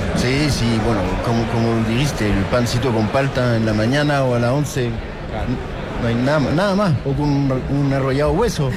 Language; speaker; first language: Spanish; non-native, fluent; French